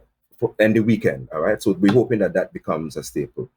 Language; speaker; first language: English; native; English